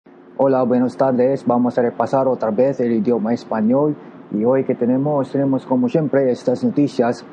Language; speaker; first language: Spanish; non-native, learner; Japanese